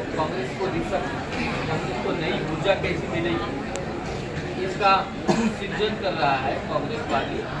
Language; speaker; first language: Hindi; non-native, local second language; Marathi